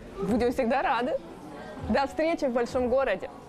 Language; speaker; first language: Russian; native; Russian